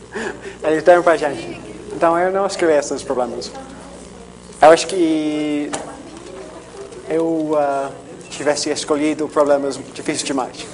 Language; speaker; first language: Portuguese; non-native, fluent; English